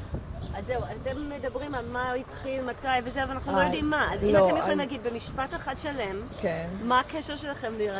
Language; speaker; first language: Hebrew; native; Hebrew